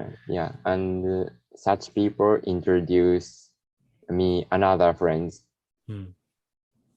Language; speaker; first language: English; non-native, learner; Japanese